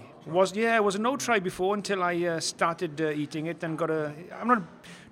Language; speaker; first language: English; non-native, local second language; Welsh